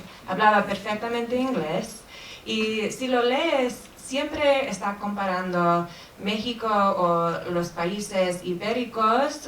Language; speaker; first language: Spanish; non-native, fluent; English